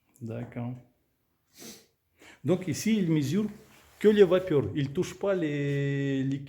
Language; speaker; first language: French; non-native, learner; Russian